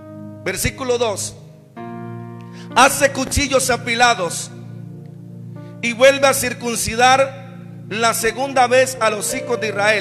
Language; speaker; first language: Spanish; native; Spanish